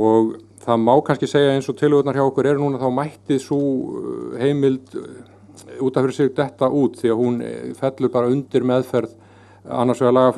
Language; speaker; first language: Icelandic; native; Icelandic